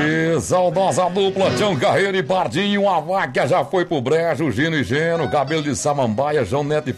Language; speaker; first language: Portuguese; native; Portuguese